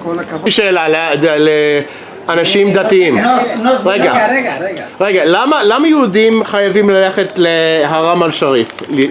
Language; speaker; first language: Hebrew; non-native, fluent; English